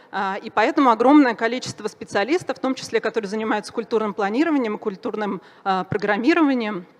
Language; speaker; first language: Russian; native; Russian